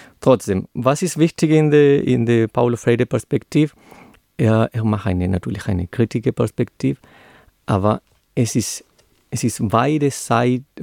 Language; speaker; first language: German; non-native, learner; Spanish